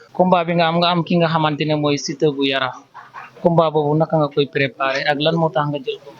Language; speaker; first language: Wolof; native; Wolof